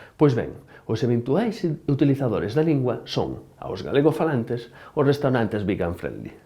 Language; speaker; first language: Galician; native; Galician